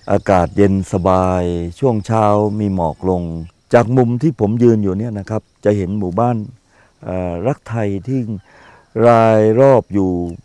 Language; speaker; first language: Thai; native; Thai